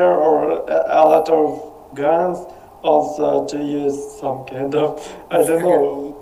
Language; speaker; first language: English; non-native, learner; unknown